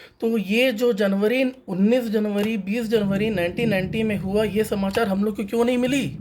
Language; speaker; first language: Hindi; non-native, local second language; Tamil